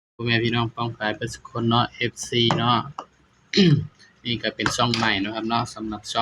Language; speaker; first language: Thai; non-native, local second language; Northeastern Thai